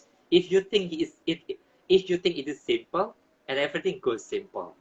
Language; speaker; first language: English; non-native, local second language; Indonesian